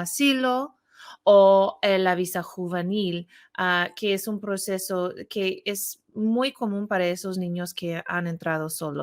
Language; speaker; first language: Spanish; non-native, fluent; English